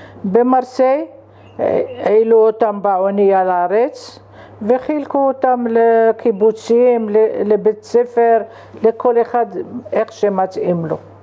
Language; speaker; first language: Hebrew; non-native, fluent; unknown